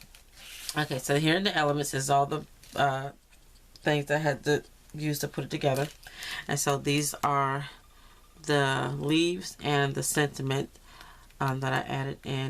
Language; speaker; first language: English; native; English